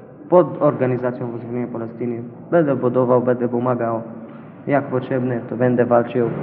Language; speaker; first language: Polish; non-native, fluent; Arabic